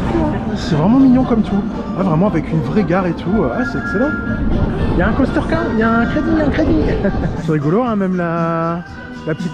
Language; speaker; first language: French; native; French